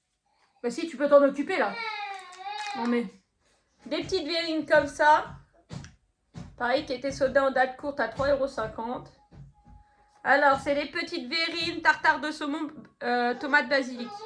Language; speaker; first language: French; native; French